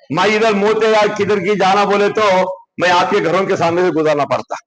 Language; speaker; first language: Hindi; non-native, local second language; Telugu